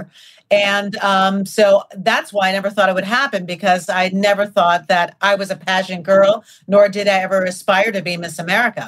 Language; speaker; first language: English; native; English